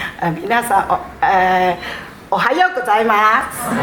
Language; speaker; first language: Japanese; non-native, learner; Chinese